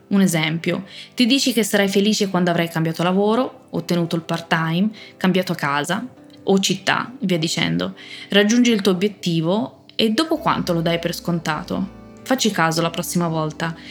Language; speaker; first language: Italian; native; Italian